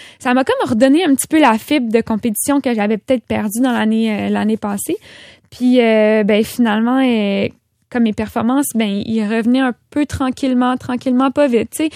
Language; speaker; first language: French; native; French